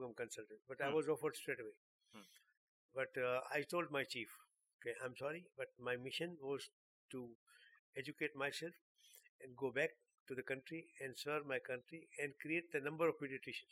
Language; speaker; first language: English; non-native, local second language; Urdu